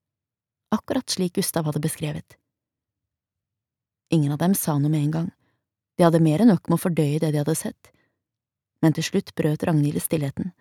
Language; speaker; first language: Norwegian; native; Norwegian